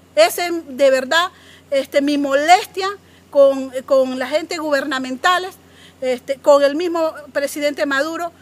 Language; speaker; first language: Spanish; non-native, local second language; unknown